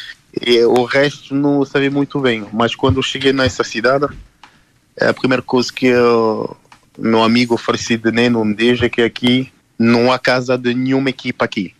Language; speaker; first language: Portuguese; non-native, learner; French